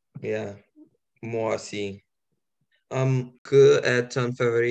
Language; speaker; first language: French; non-native, learner; English